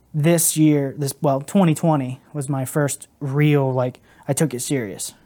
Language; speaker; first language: English; native; English